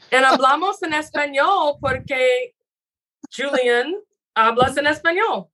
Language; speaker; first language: Spanish; non-native, learner; English